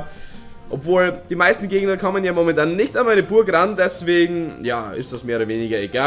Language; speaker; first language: German; native; German